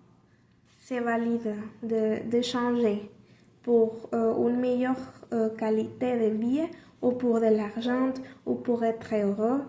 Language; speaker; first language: French; non-native, learner; Spanish